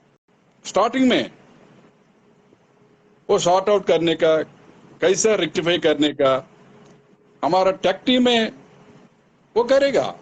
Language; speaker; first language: Hindi; non-native, local second language; Telugu